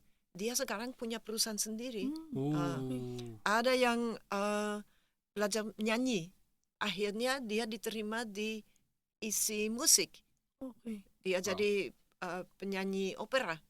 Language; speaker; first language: Indonesian; non-native, fluent; Dutch